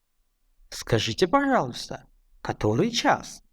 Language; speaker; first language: Russian; non-native, fluent; Tajik